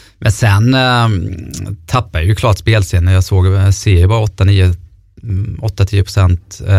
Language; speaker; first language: Swedish; native; Swedish